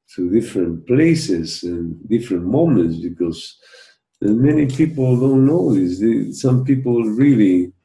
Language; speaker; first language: English; non-native, fluent; Spanish